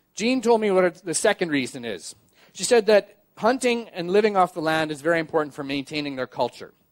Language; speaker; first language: English; native; English